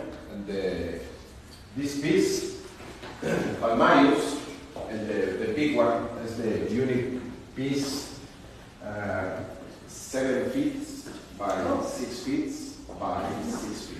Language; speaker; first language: English; non-native, learner; Spanish